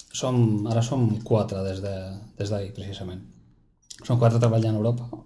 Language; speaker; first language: Catalan; non-native, local second language; Spanish